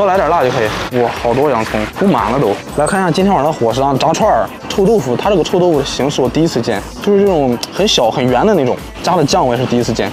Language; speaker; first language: Chinese; native; Chinese